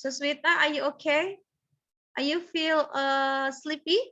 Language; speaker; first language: English; non-native, learner; Indonesian